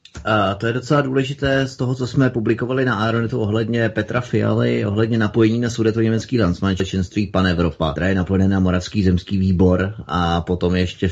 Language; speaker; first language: Czech; native; Czech